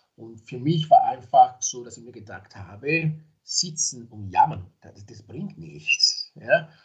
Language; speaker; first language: German; non-native, fluent; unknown